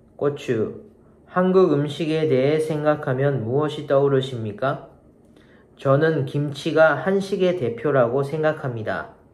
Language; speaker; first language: Korean; non-native, learner; Japanese